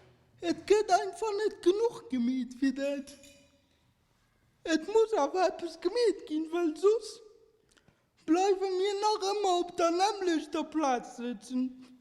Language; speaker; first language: German; non-native, local second language; Luxembourgish